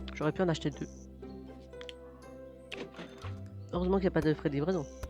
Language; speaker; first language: French; native; French